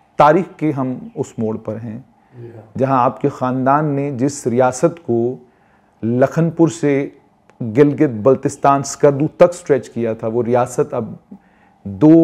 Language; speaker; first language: Hindi; non-native, local second language; Kashmiri